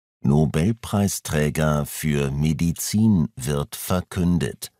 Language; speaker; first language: German; native; German